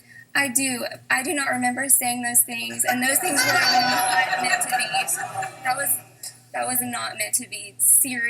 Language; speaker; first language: English; native; English